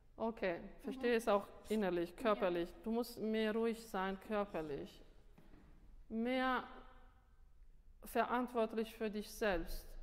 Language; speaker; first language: German; non-native, fluent; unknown